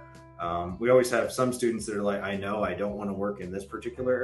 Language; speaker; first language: English; native; English